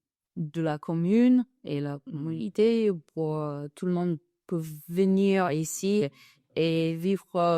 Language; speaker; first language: French; non-native, fluent; English